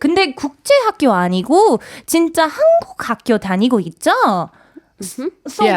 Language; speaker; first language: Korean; non-native, fluent; English